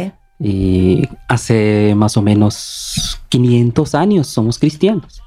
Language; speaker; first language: Spanish; non-native, learner; Bangla